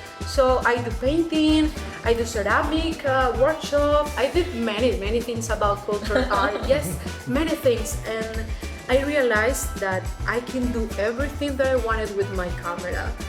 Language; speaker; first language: English; non-native, fluent; Spanish